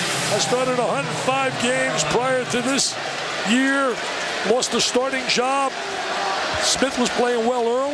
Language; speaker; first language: English; native; English